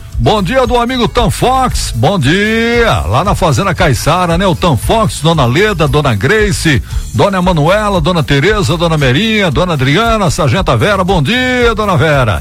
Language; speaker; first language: Portuguese; native; Portuguese